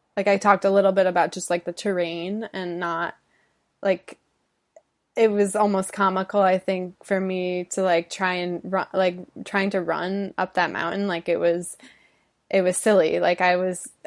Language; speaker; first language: English; native; English